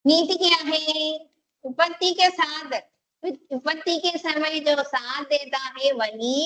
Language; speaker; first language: Hindi; non-native, local second language; Telugu